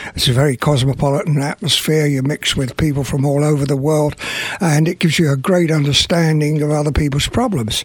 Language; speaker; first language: English; native; English